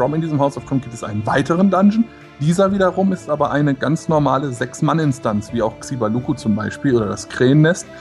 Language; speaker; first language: German; native; German